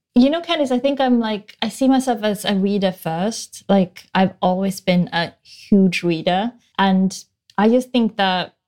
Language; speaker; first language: English; non-native, fluent; Swedish